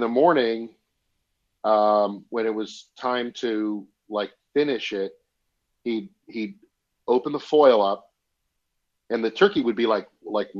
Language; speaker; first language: English; native; English